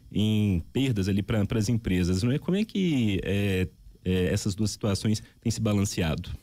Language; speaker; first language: Portuguese; native; Portuguese